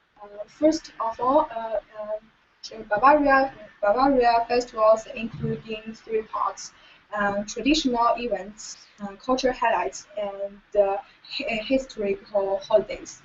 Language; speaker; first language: English; non-native, learner; Chinese